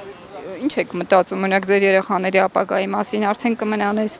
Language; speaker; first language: Armenian; native; Armenian